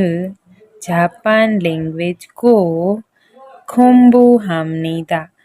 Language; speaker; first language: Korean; non-native, fluent; Hindi